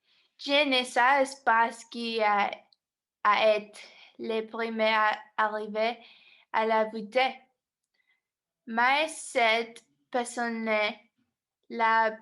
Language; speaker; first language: French; non-native, learner; Spanish